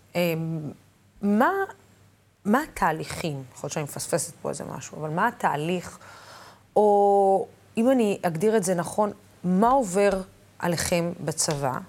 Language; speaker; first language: Hebrew; non-native, local second language; Arabic